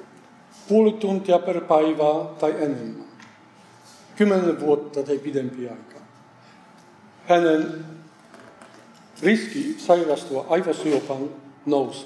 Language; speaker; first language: Finnish; non-native, fluent; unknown